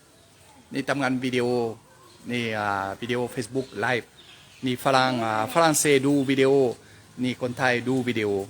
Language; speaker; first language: Thai; non-native, learner; French